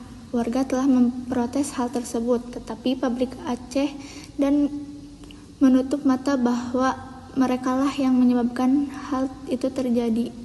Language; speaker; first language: Indonesian; native; Indonesian